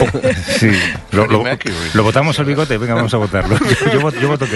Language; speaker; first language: Spanish; native; Spanish